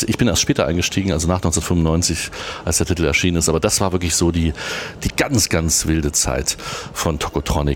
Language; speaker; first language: German; native; German